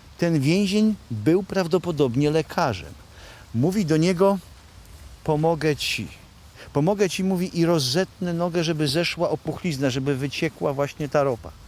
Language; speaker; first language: Polish; native; Polish